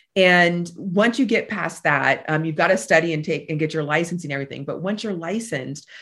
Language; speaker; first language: English; native; English